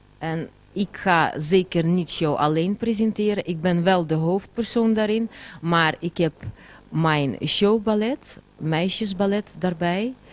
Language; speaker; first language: Dutch; non-native, fluent; Russian